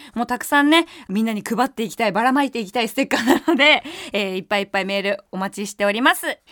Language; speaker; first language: Japanese; native; Japanese